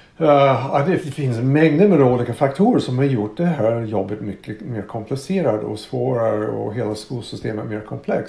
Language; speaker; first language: Swedish; non-native, fluent; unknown